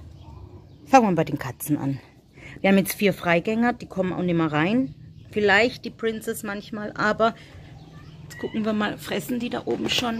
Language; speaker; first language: German; native; German